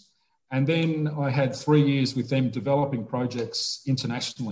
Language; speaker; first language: English; native; English